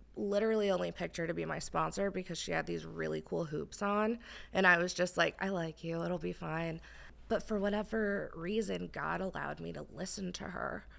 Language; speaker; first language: English; native; English